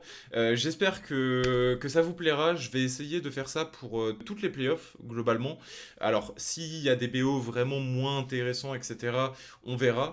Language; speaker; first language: French; native; French